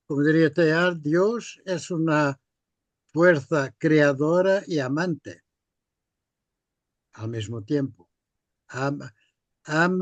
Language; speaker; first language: Spanish; non-native, fluent; Portuguese